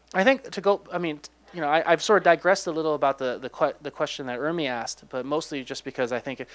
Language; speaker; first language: English; native; English